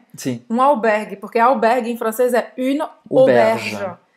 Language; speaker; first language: Portuguese; native; Portuguese